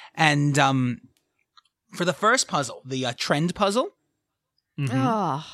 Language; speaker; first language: English; native; English